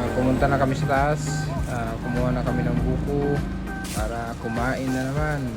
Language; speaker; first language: Filipino; native; Filipino